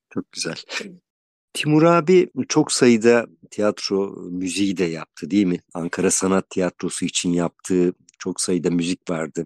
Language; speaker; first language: Turkish; native; Turkish